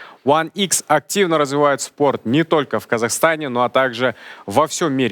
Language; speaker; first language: Russian; non-native, local second language; Kazakh